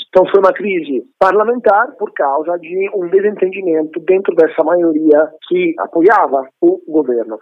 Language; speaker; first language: Portuguese; non-native, fluent; Italian